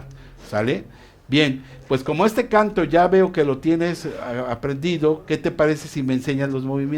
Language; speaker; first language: Spanish; native; Spanish